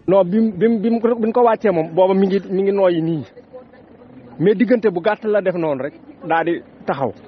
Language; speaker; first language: Wolof; native; Wolof